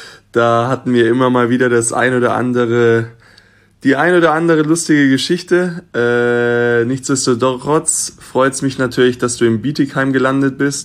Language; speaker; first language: German; native; German